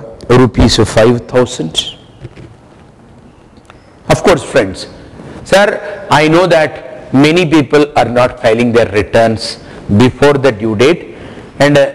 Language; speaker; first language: English; non-native, local second language; Hindi